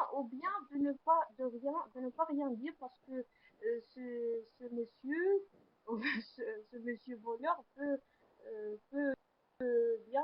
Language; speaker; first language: French; non-native, learner; Arabic